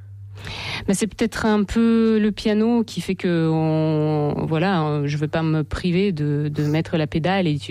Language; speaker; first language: French; non-native, fluent; Russian